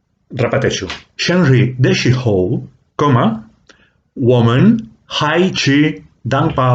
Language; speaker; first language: Chinese; non-native, fluent; Catalan